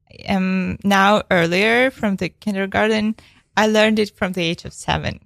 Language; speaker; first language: English; non-native, fluent; Ukrainian